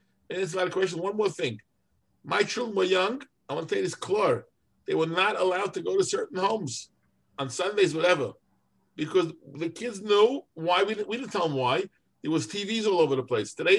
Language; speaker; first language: English; native; English